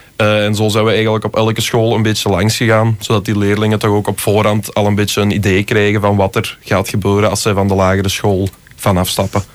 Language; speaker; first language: Dutch; native; Dutch